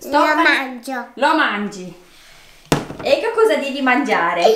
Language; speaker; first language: Italian; native; Italian